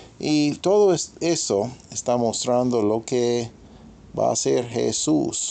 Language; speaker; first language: Spanish; non-native, fluent; English